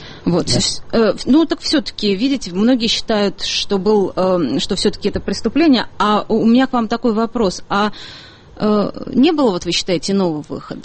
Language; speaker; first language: Russian; native; Russian